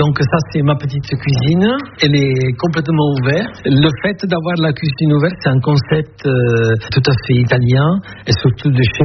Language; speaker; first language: French; non-native, fluent; Italian